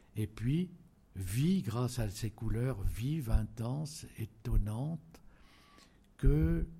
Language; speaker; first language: French; native; French